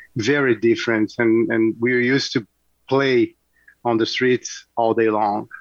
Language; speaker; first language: English; non-native, fluent; Portuguese